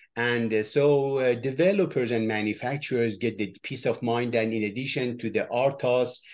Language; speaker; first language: English; non-native, fluent; Persian